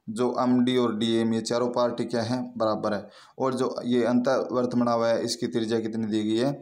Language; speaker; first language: Hindi; native; Hindi